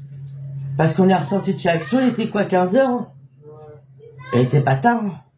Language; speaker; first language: French; native; French